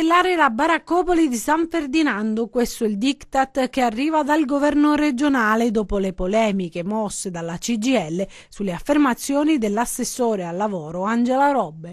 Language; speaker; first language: Italian; native; Italian